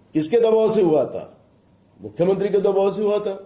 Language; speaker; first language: Hindi; non-native, local second language; Marathi